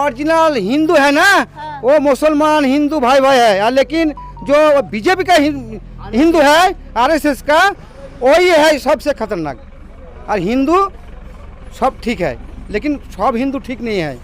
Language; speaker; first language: Hindi; non-native, local second language; Bangla